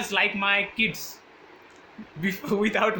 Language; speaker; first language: English; non-native, learner; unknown